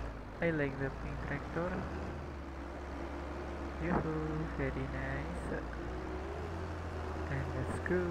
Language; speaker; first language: English; non-native, learner; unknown